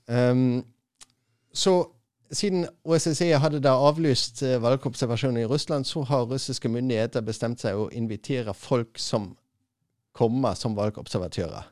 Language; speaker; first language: Norwegian; non-native, fluent; German